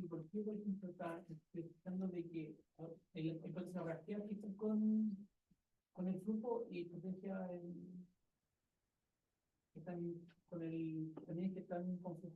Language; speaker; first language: Spanish; native; Spanish